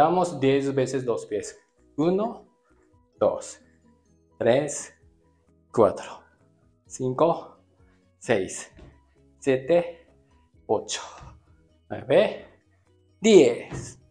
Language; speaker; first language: Spanish; non-native, learner; Japanese